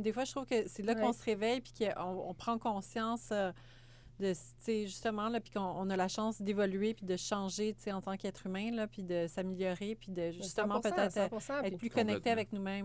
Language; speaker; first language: French; native; French